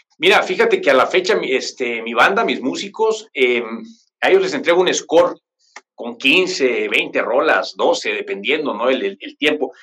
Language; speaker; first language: Spanish; native; Spanish